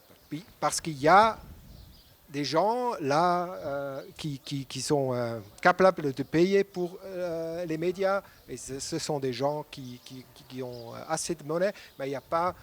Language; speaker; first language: French; non-native, local second language; German